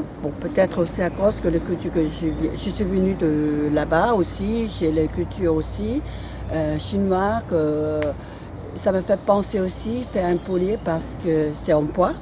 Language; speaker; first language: French; non-native, fluent; Chinese